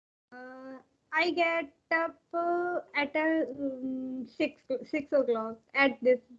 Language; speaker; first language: English; non-native, learner; Hindi